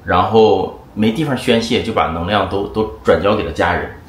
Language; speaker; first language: Chinese; native; Chinese